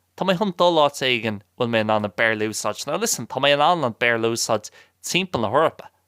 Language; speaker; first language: Irish; non-native, local second language; English